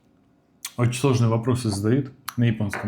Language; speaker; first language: Russian; native; Russian